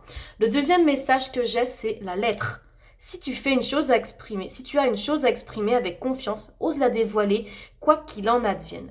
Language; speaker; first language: French; native; French